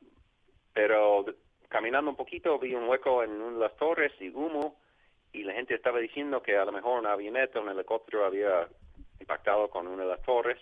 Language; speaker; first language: Spanish; non-native, fluent; English